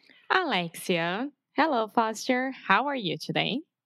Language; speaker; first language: English; non-native, fluent; Portuguese